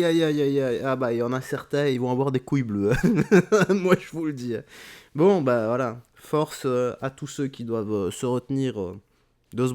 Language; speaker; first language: French; native; French